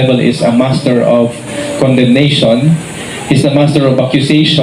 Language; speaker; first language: English; non-native, local second language; Filipino